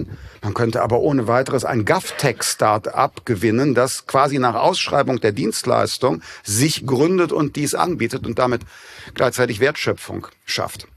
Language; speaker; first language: German; native; German